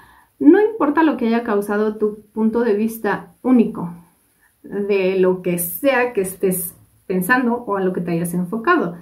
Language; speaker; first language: Spanish; native; Spanish